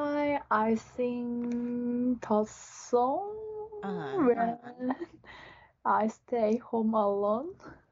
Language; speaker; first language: English; non-native, learner; Japanese